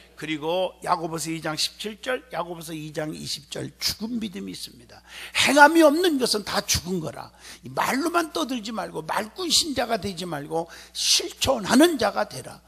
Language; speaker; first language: Korean; native; Korean